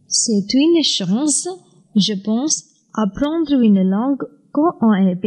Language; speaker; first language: French; non-native, learner; Tamil